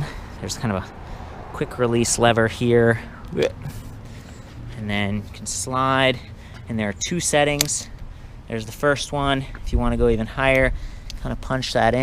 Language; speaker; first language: English; native; English